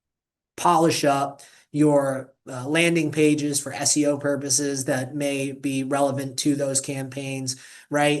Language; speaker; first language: English; native; English